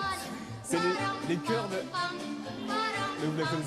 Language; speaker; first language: French; native; French